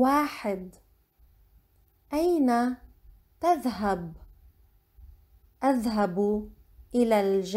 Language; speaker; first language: Arabic; non-native, fluent; English